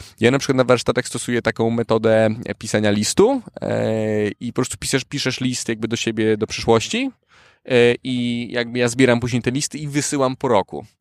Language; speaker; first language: Polish; native; Polish